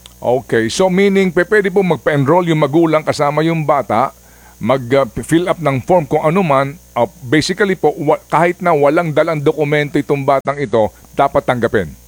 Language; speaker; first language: Filipino; non-native, local second language; Waray